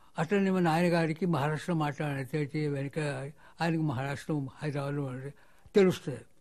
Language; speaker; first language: Telugu; non-native, local second language; Marathi